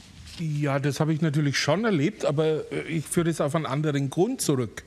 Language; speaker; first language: German; native; German